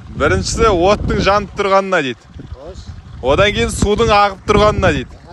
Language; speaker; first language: Kazakh; native; Kazakh